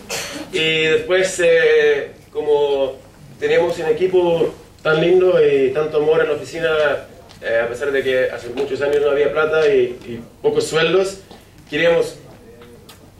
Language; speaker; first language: Spanish; non-native, fluent; Swedish